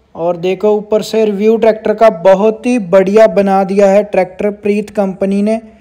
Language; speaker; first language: Hindi; native; Hindi